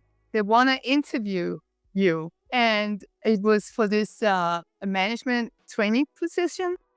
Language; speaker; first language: English; non-native, fluent; Danish